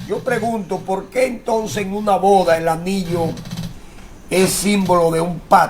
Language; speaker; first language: Spanish; native; Spanish